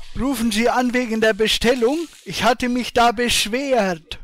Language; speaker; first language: German; native; German